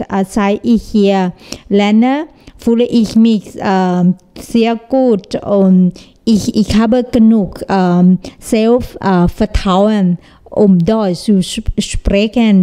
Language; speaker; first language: German; non-native, learner; Thai